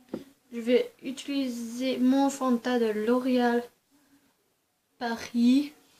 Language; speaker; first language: French; early bilingual, other home language; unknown